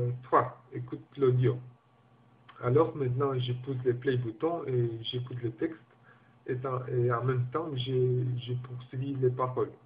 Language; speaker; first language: French; non-native, learner; Romanian